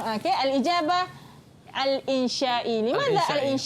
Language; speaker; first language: Arabic; non-native, fluent; Malay